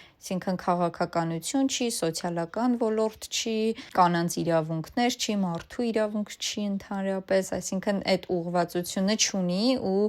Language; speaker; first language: Armenian; native; Armenian